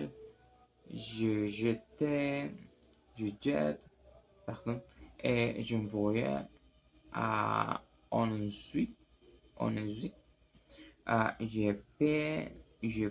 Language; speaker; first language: French; non-native, learner; Spanish